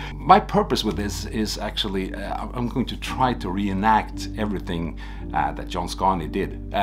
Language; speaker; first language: English; non-native, fluent; Swedish